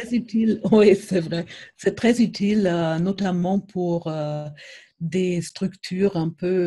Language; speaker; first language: French; non-native, fluent; German